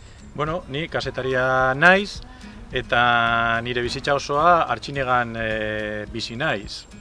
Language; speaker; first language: Basque; non-native, local second language; Spanish